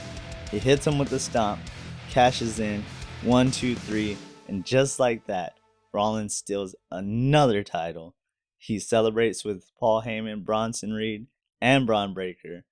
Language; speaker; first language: English; native; English